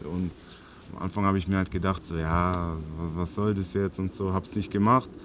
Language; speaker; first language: German; native; German